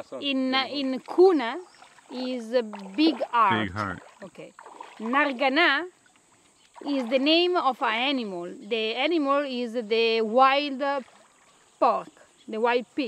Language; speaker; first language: English; non-native, learner; Italian